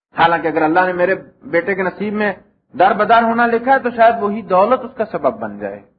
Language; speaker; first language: Urdu; non-native, local second language; Punjabi